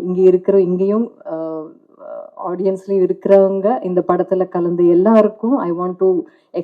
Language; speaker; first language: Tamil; non-native, fluent; Malayalam